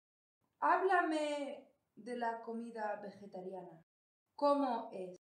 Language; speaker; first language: Spanish; non-native, learner; English